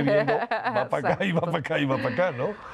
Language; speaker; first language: Spanish; native; Spanish